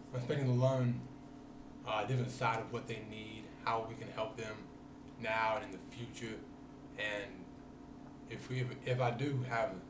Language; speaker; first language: English; native; English